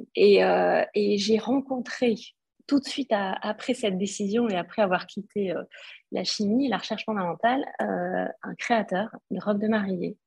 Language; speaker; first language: French; non-native, local second language; Arabic